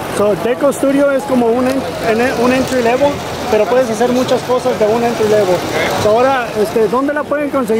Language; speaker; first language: Spanish; early bilingual, heritage; Spanish